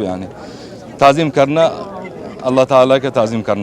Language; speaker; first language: Hindi; non-native, learner; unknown